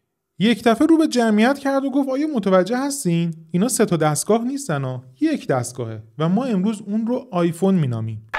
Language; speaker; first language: Persian; native; Persian